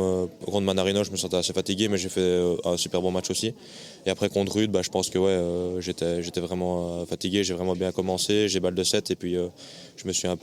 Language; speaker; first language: French; native; French